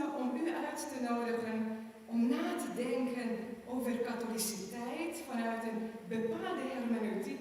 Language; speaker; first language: Dutch; non-native, fluent; German